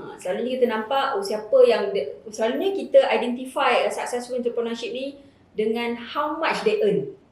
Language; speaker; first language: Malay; native; Malay